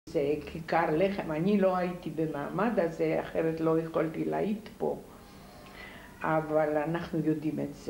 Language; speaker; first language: Hebrew; non-native, fluent; Polish